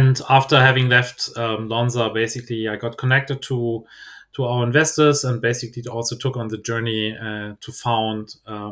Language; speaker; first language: English; non-native, fluent; German